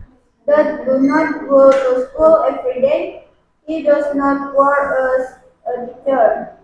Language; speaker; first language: English; non-native, learner; Indonesian